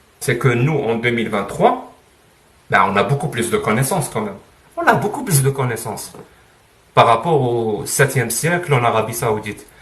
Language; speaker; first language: French; non-native, local second language; Arabic